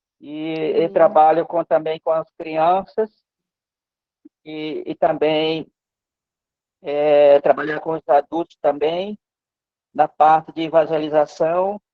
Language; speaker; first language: Portuguese; non-native, local second language; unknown